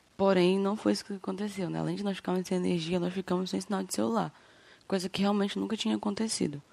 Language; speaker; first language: Portuguese; native; Portuguese